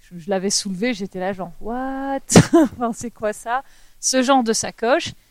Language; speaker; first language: French; native; French